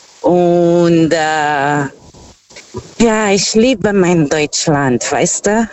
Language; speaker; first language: German; non-native, fluent; Portuguese